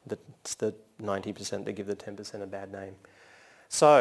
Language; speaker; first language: English; native; English